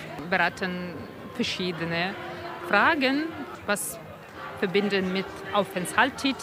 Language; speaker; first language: German; non-native, learner; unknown